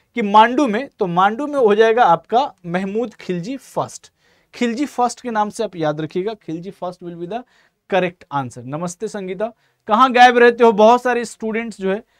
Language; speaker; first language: Hindi; native; Hindi